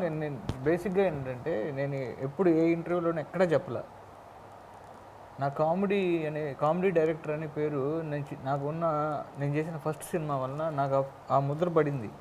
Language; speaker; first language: Telugu; native; Telugu